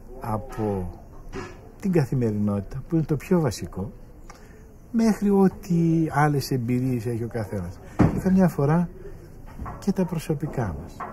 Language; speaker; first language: Greek; non-native, local second language; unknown